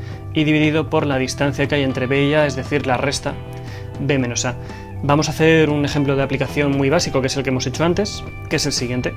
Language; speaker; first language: Spanish; native; Spanish